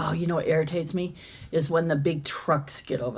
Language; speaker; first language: English; native; English